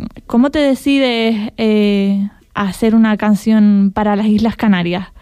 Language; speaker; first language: Spanish; native; Spanish